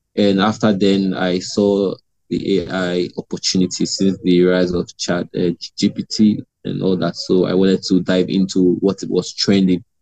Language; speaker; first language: English; non-native, local second language; Igbo